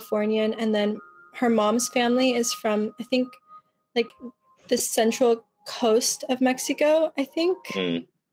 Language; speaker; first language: English; early bilingual, other home language; Spanish